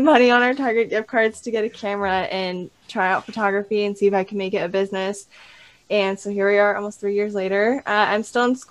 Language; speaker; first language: English; native; English